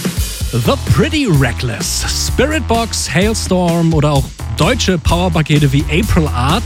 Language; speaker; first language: German; native; German